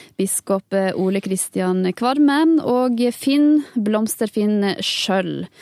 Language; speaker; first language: Norwegian; native; Norwegian